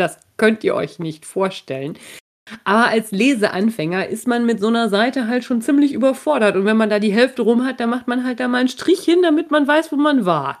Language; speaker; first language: German; native; German